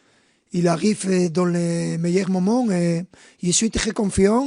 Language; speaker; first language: French; non-native, fluent; Spanish